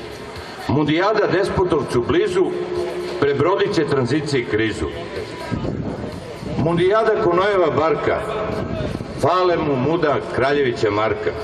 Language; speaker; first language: Bosnian; native; Bosnian